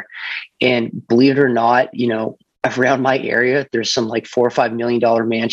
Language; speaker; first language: English; native; English